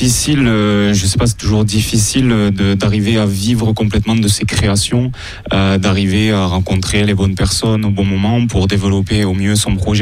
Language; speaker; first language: French; native; French